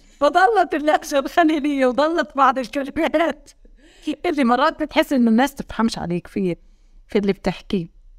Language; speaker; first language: Arabic; native; Arabic